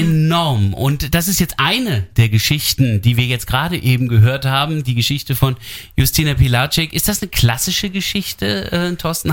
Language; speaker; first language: German; native; German